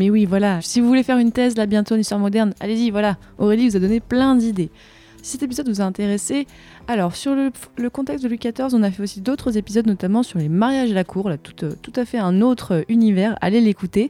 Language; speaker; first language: French; native; French